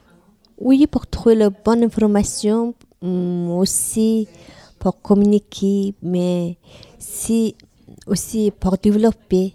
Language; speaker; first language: French; non-native, learner; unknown